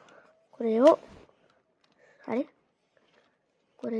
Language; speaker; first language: Japanese; native; Japanese